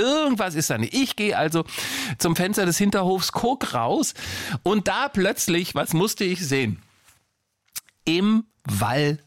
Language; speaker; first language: German; native; German